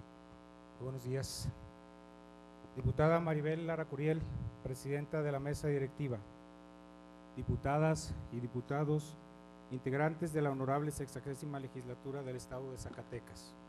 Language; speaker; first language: Spanish; native; Spanish